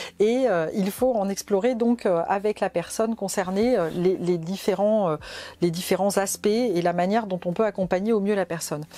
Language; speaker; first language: French; native; French